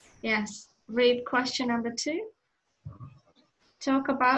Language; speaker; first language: English; non-native, fluent; Indonesian